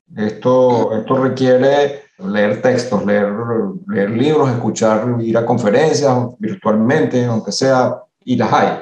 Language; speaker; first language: Spanish; early bilingual, other home language; Italian